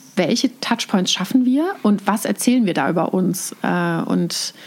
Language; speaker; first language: German; native; German